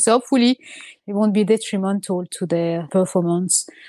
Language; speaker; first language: English; non-native, fluent; French